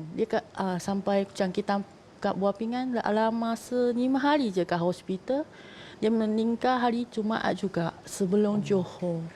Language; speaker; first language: Malay; non-native, local second language; Chinese